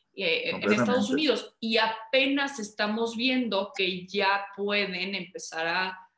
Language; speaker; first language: Spanish; early bilingual, heritage; Spanish